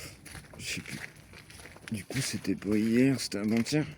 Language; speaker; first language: French; native; French